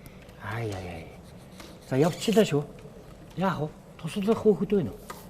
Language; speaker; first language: Mongolian; native; Mongolian